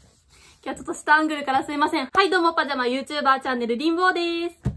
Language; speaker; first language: Japanese; native; Japanese